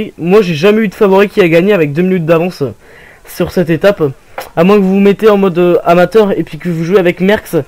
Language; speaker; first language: French; native; French